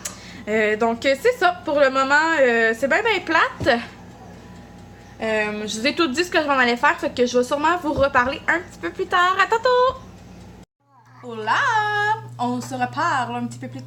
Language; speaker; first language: French; native; French